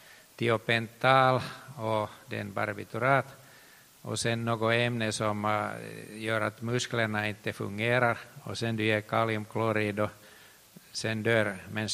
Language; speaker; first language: Swedish; non-native, local second language; Finnish